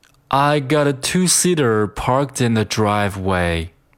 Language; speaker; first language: English; non-native, fluent; Chinese